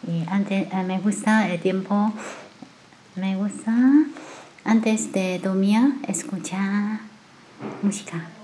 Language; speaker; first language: Spanish; non-native, learner; Chinese